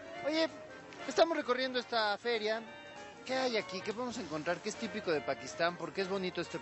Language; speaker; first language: Spanish; native; Spanish